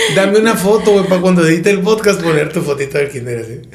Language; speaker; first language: Spanish; native; Spanish